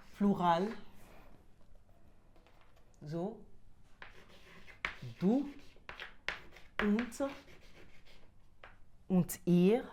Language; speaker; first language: German; non-native, fluent; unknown